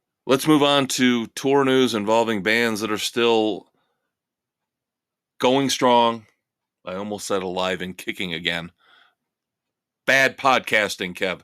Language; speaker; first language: English; native; English